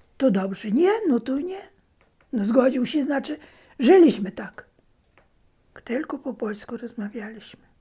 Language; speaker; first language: Polish; early bilingual, heritage; Polish